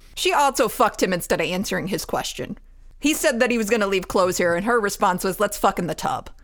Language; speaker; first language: English; native; English